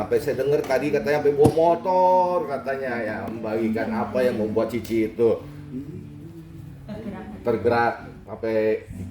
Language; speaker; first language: Indonesian; native; Indonesian